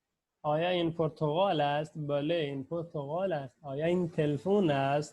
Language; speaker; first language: Persian; non-native, fluent; Urdu